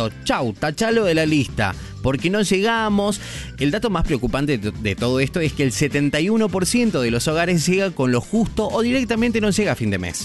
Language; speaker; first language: Spanish; native; Spanish